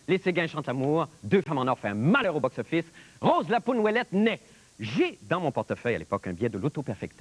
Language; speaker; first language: French; native; French